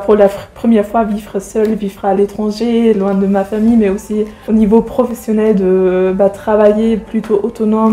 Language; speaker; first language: French; non-native, fluent; German